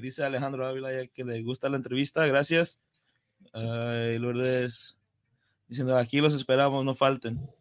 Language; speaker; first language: Spanish; early bilingual, heritage; Spanish